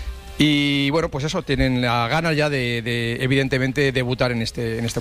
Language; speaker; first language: Spanish; native; Spanish